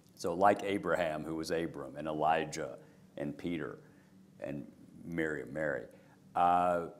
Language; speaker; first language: English; native; English